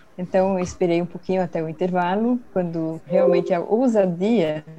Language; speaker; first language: Portuguese; early bilingual, other home language; Swedish